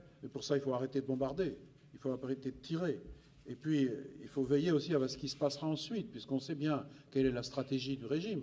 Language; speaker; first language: French; native; French